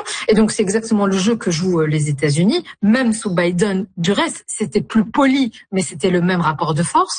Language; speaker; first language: French; native; French